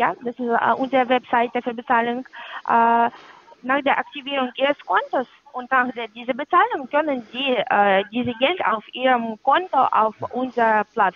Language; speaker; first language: German; non-native, learner; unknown